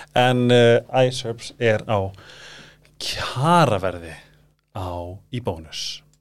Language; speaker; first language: Icelandic; native; Icelandic